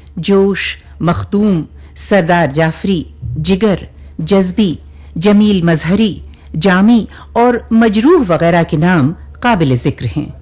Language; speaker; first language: Urdu; native; Urdu